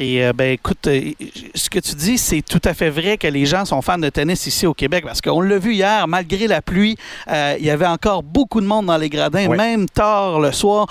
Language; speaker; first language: French; native; French